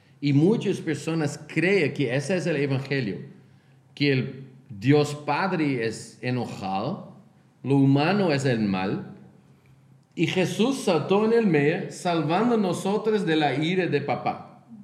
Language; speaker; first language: Spanish; non-native, fluent; Portuguese